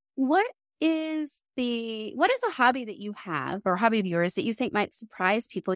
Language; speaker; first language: English; native; English